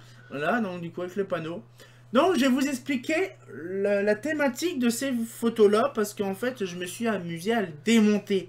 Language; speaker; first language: French; native; French